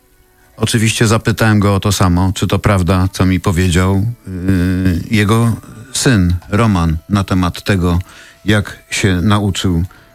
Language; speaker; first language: Polish; native; Polish